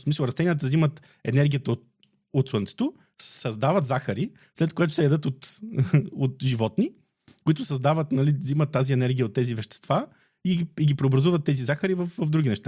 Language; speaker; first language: Bulgarian; native; Bulgarian